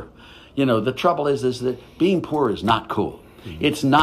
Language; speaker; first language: English; native; English